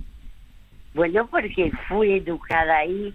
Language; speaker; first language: Spanish; early bilingual, other home language; French